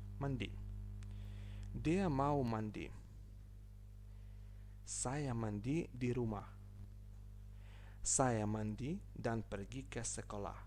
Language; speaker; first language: Indonesian; non-native, fluent; Ukrainian